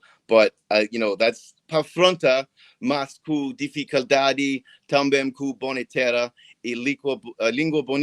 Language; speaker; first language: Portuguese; non-native, learner; English